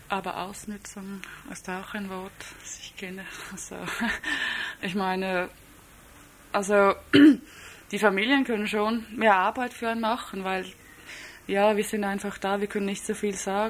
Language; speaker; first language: German; non-native, fluent; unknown